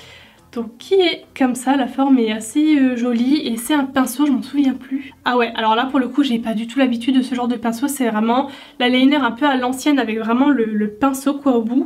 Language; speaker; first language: French; native; French